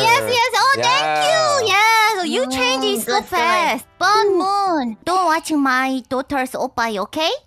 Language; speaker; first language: English; non-native, learner; Korean